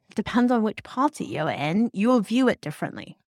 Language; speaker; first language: English; non-native, local second language; Cantonese